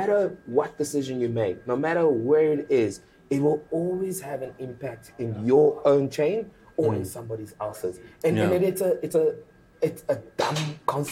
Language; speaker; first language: English; early bilingual, other home language; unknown